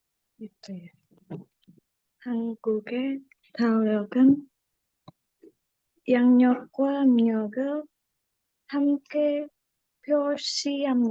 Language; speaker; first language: Korean; non-native, learner; Indonesian